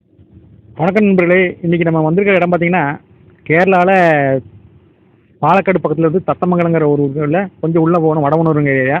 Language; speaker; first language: Tamil; native; Tamil